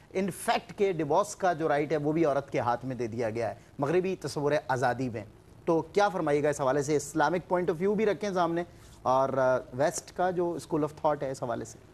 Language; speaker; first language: Urdu; native; Urdu